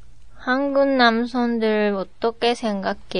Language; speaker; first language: Korean; non-native, learner; Japanese